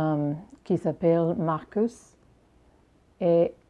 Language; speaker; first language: French; non-native, learner; English